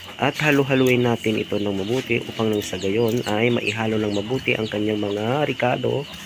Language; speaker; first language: Filipino; non-native, local second language; Iloko